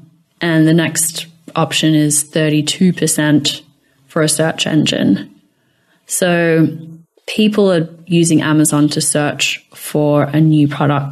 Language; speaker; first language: English; native; English